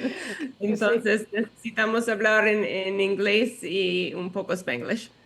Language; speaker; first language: Spanish; non-native, learner; English